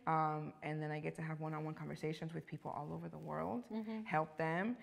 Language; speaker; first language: English; early bilingual, other home language; Spanish